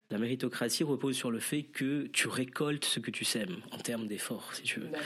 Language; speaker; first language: French; non-native, local second language; Morisyen